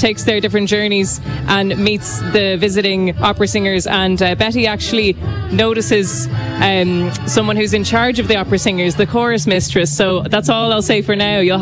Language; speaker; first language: English; native; English